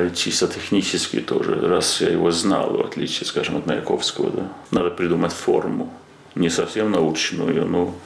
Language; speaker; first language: Russian; non-native, fluent; Swedish